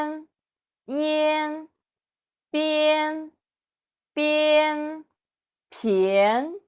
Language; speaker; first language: Chinese; native; Chinese